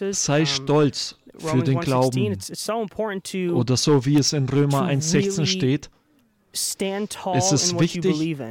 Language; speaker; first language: German; non-native, fluent; English